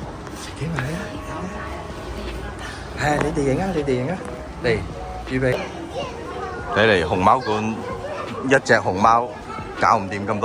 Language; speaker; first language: Chinese; native; Chinese